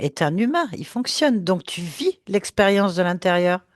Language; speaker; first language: French; native; French